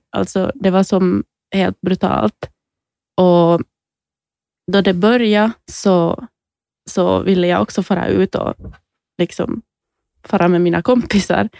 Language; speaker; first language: Swedish; native; Swedish